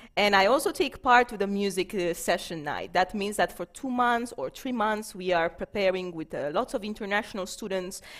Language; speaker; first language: English; non-native, fluent; Romanian